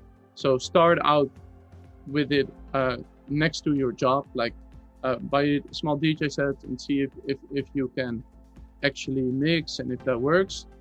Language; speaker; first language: English; non-native, fluent; Dutch